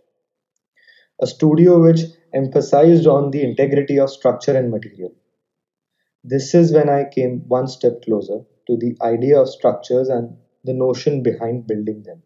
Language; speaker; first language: English; non-native, local second language; Hindi